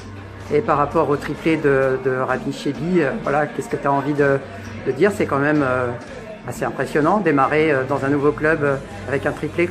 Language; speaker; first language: French; native; French